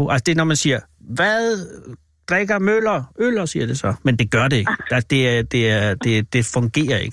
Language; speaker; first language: Danish; native; Danish